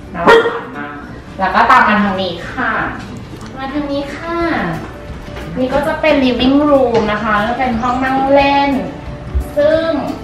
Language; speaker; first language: Thai; native; Thai